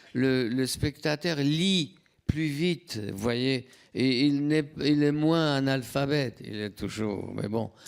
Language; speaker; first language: French; non-native, fluent; Polish